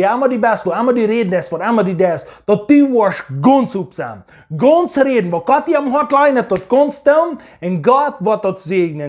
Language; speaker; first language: German; non-native, learner; English